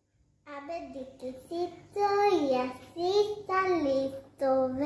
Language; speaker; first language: Spanish; early bilingual, heritage; Spanish